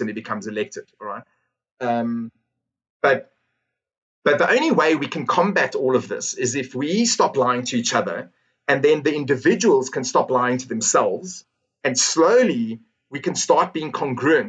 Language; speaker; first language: English; native; English